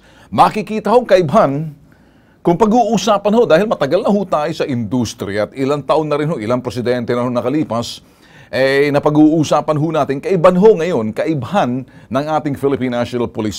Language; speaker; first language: Filipino; native; Filipino